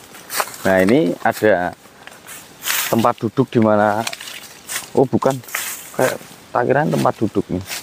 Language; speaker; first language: Indonesian; native; Indonesian